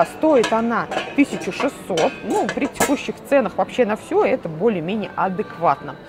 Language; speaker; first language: Russian; native; Russian